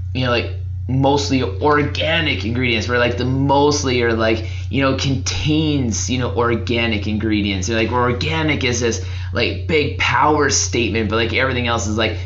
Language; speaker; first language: English; native; English